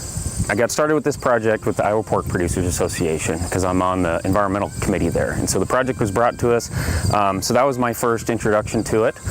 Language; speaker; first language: English; native; English